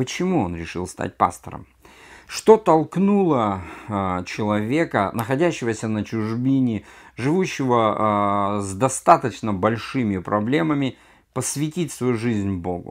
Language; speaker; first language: Russian; native; Russian